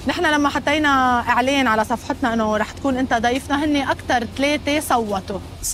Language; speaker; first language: Arabic; native; Arabic